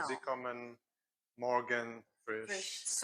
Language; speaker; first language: German; non-native, learner; Korean